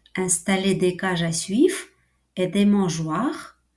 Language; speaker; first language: French; non-native, fluent; Ukrainian